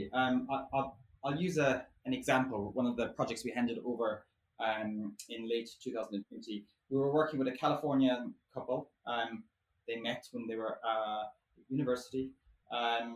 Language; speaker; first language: English; native; English